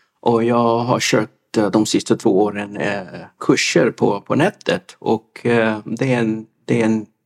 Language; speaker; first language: Swedish; non-native, fluent; English